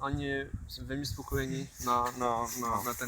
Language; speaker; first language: Czech; non-native, learner; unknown